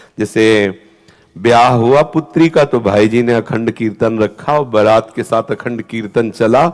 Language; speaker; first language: Hindi; native; Hindi